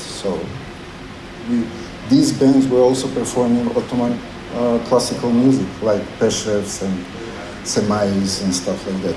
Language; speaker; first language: English; non-native, fluent; Macedonian